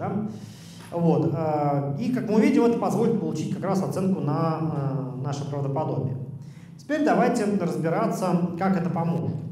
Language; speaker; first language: Russian; native; Russian